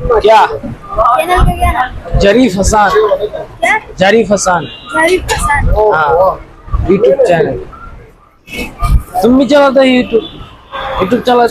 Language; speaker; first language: Hindi; non-native, learner; Bangla